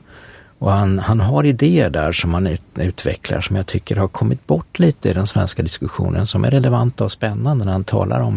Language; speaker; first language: Swedish; native; Swedish